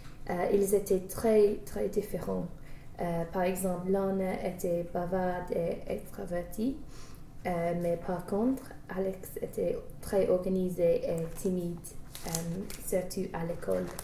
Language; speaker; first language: French; non-native, learner; English